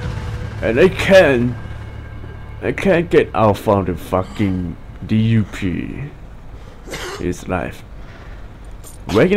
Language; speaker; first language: English; non-native, learner; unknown